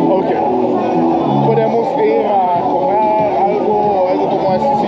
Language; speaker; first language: Spanish; non-native, learner; English